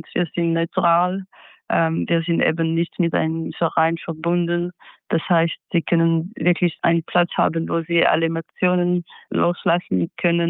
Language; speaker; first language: German; non-native, fluent; French